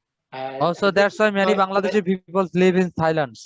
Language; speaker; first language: English; non-native, fluent; Bangla